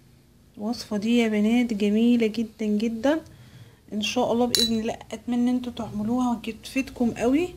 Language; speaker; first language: Arabic; native; Arabic